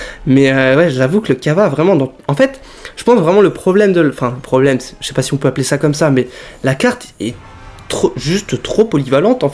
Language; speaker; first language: French; native; French